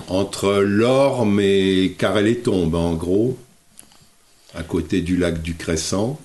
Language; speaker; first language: French; native; French